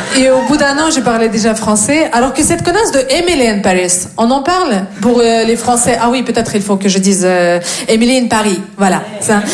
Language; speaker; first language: French; non-native, fluent; Russian